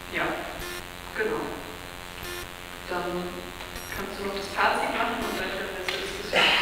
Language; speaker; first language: German; native; German